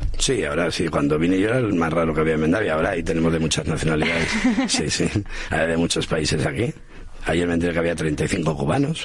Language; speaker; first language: Spanish; native; Spanish